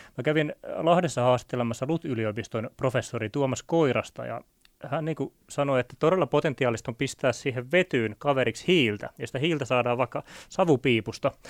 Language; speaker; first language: Finnish; native; Finnish